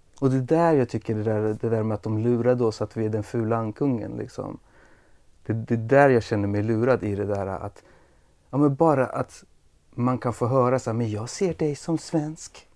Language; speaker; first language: Swedish; early bilingual, other home language; Persian